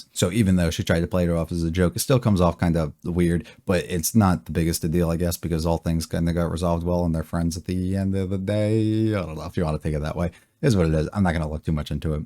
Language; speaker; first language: English; native; English